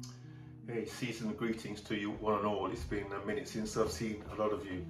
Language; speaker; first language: English; native; English